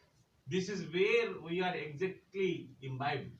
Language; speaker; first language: English; non-native, local second language; Telugu